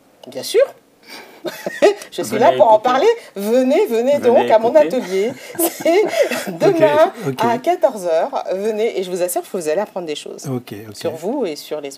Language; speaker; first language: French; native; French